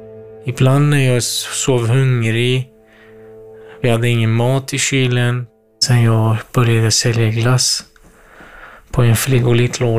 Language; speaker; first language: Swedish; non-native, fluent; Kurdish